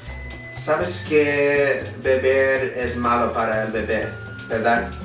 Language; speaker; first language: Spanish; non-native, learner; English